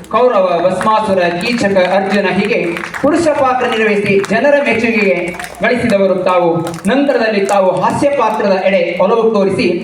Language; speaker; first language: Kannada; native; Kannada